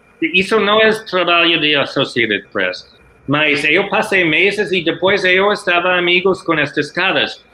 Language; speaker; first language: Spanish; non-native, learner; English